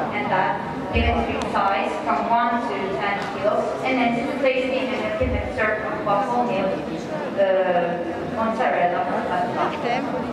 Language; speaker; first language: English; non-native, learner; Italian